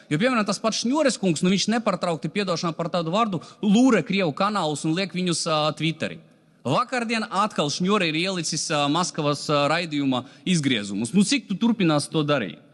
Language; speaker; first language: Latvian; non-native, local second language; Russian